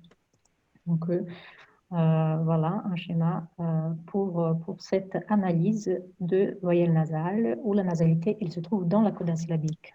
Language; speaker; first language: French; non-native, fluent; Portuguese